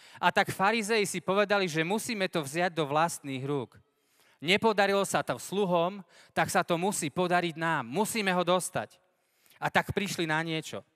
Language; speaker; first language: Slovak; native; Slovak